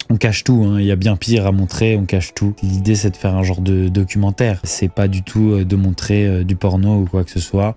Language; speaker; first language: French; native; French